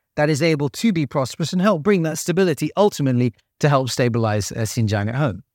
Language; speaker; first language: English; native; English